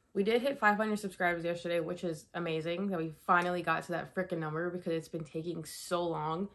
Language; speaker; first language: English; native; English